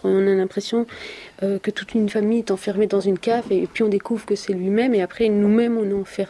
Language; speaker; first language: French; native; French